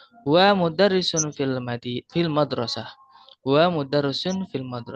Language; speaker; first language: Arabic; non-native, fluent; Indonesian